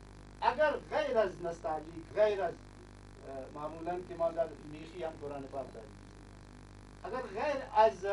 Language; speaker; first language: Persian; non-native, fluent; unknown